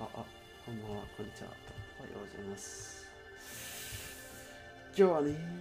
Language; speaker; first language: Japanese; non-native, learner; Spanish